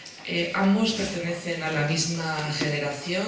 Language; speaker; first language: Spanish; native; Spanish